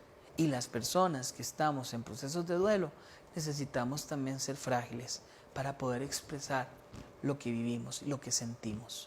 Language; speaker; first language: Spanish; native; Spanish